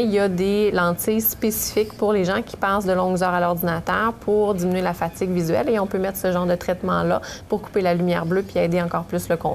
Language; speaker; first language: French; native; French